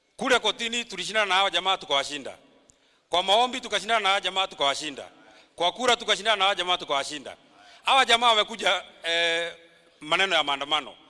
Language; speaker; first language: Swahili; non-native, local second language; Kikuyu